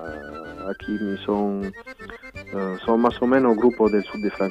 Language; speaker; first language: Spanish; early bilingual, heritage; French